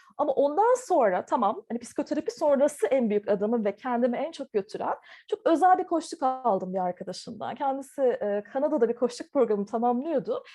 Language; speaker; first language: Turkish; native; Turkish